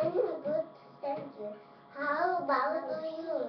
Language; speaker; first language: English; non-native, learner; Japanese